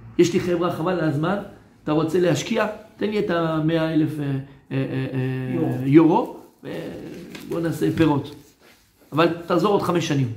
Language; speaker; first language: Hebrew; non-native, fluent; French